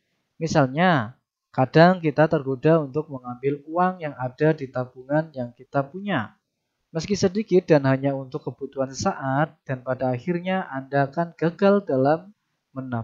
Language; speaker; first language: Indonesian; native; Indonesian